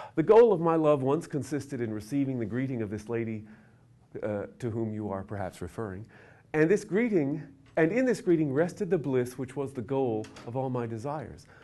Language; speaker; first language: English; native; English